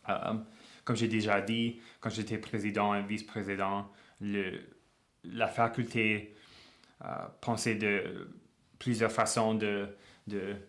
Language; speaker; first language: French; non-native, local second language; English